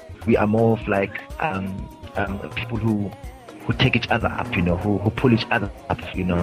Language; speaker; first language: English; non-native, local second language; Zulu